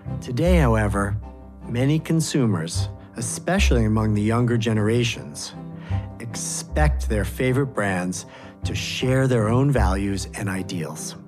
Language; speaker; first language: English; native; English